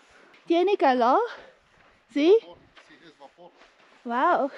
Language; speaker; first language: Spanish; non-native, learner; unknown